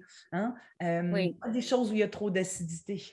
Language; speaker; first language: French; native; French